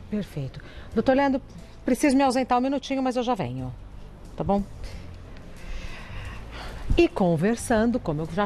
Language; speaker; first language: Portuguese; native; Portuguese